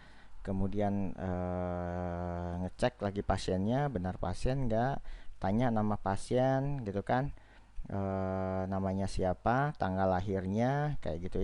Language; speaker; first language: Indonesian; native; Indonesian